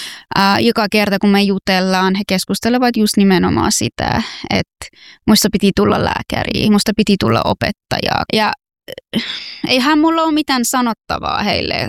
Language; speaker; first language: Finnish; non-native, fluent; Persian